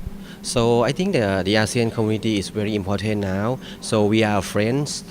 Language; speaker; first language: English; non-native, fluent; Thai